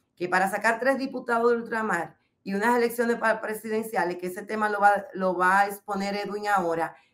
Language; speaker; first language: Spanish; native; Spanish